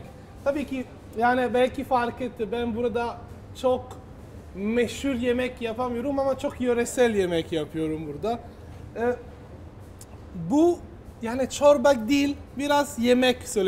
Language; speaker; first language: Turkish; non-native, learner; Italian